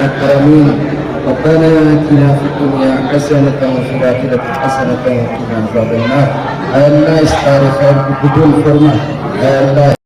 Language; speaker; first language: Urdu; native; Urdu